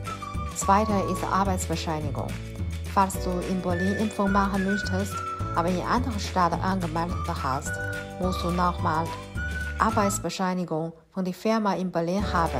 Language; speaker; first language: German; non-native, learner; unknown